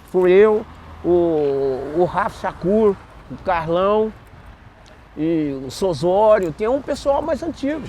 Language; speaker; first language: Portuguese; native; Portuguese